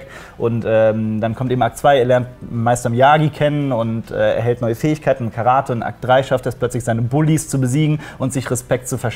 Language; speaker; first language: German; native; German